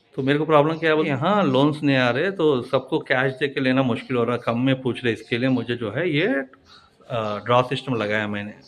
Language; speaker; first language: Hindi; non-native, local second language; Telugu